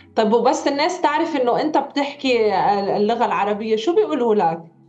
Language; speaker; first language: Arabic; native; Arabic